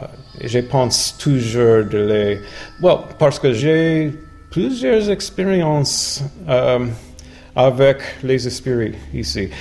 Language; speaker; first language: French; non-native, learner; English